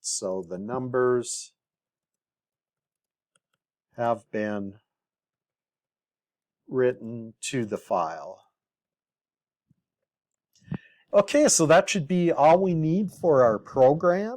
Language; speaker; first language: English; native; English